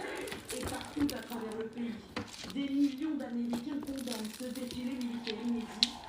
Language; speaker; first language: French; native; French